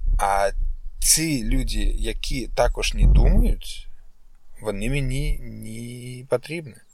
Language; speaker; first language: Ukrainian; non-native, local second language; Russian